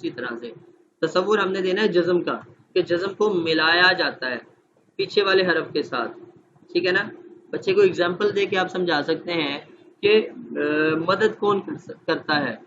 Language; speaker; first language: Urdu; non-native, local second language; Punjabi